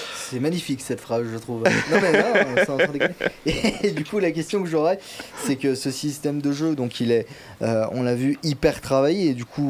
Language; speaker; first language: French; native; French